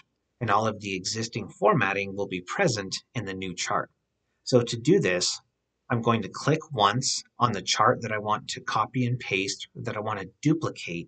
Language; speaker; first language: English; native; English